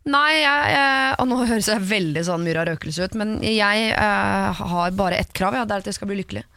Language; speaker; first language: Norwegian; native; Norwegian